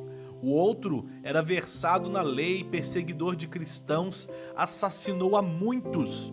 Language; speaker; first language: Portuguese; native; Portuguese